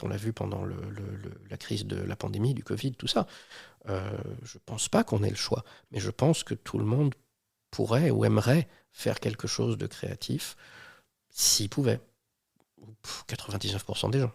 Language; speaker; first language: French; native; French